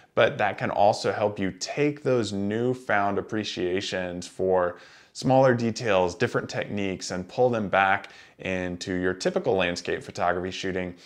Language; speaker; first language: English; native; English